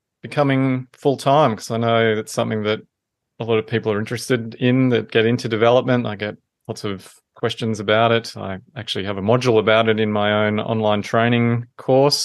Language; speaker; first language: English; native; English